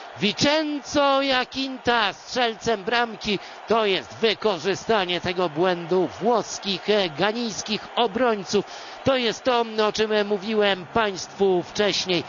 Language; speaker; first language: Polish; native; Polish